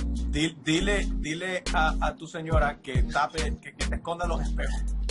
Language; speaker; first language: Spanish; early bilingual, heritage; Spanish